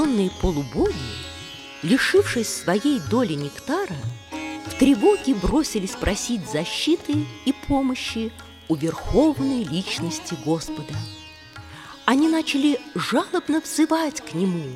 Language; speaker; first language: Russian; native; Russian